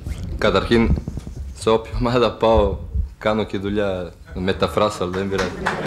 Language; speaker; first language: Greek; non-native, fluent; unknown